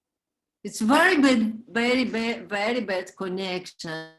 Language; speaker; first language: English; non-native, learner; Romanian